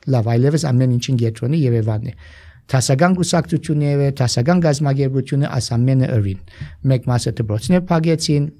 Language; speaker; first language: Armenian; early bilingual, heritage; Armenian